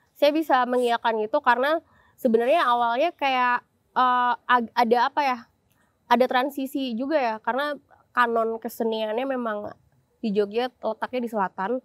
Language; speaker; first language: Indonesian; native; Indonesian